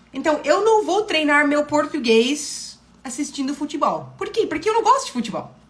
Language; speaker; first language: Portuguese; non-native, fluent; English